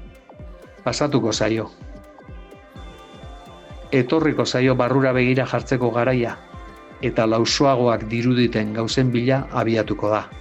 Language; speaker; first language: Basque; native; Basque